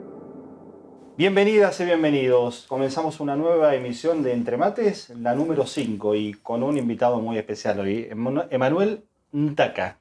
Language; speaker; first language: Spanish; native; Spanish